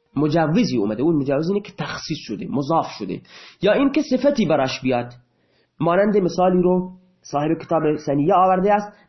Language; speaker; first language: Persian; non-native, local second language; Baluchi